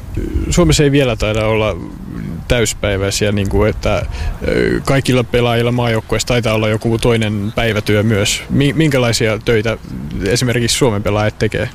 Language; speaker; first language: Finnish; native; Finnish